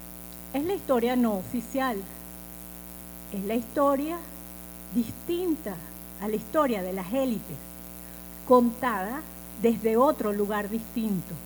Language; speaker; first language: Spanish; native; Spanish